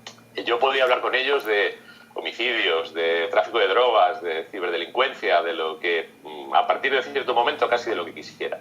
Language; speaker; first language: Spanish; native; Spanish